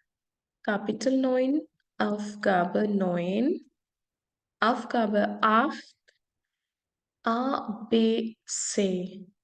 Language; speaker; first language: German; non-native, fluent; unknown